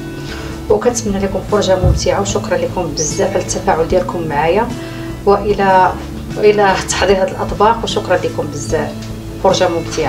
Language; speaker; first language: Arabic; native; Arabic